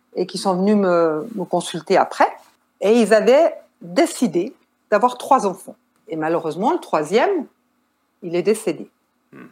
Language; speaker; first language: French; native; French